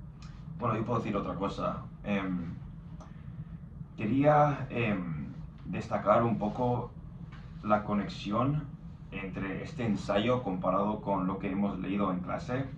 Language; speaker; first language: Spanish; non-native, fluent; English